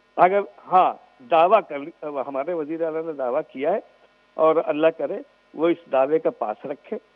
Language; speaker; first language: Urdu; non-native, local second language; Sindhi